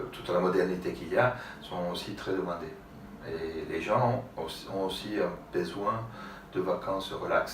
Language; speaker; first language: French; non-native, fluent; Italian